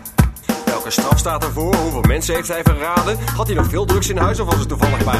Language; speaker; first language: Dutch; native; Dutch